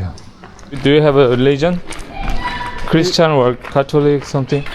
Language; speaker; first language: English; non-native, learner; Korean